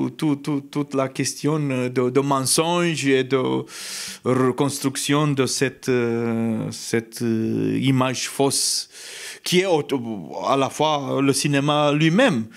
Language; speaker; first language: French; non-native, fluent; Romanian